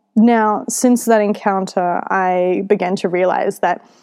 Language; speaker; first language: English; native; English